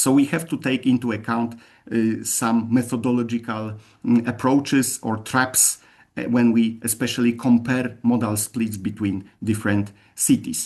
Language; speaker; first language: English; non-native, fluent; Polish